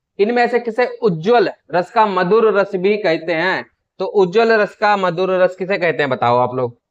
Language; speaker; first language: Hindi; native; Hindi